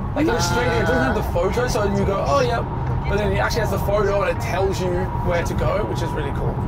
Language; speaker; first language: English; native; English